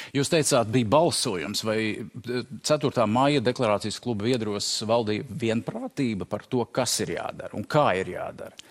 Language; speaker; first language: Latvian; native; Latvian